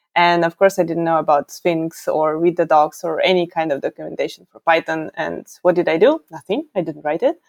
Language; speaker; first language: English; non-native, fluent; Ukrainian